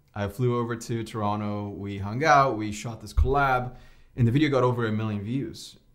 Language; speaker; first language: English; non-native, fluent; Portuguese